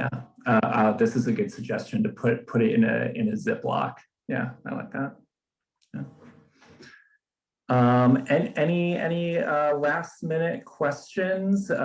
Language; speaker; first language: English; native; English